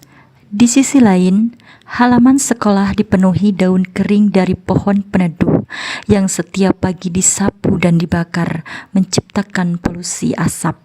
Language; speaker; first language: Indonesian; native; Indonesian